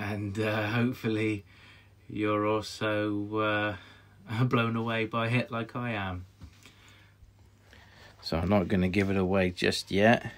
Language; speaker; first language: English; native; English